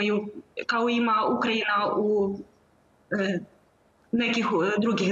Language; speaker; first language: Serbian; non-native, learner; Ukrainian